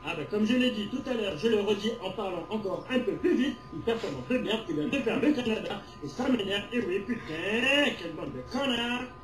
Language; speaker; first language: French; native; French